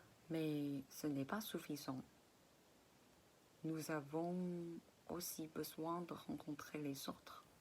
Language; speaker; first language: French; non-native, fluent; Chinese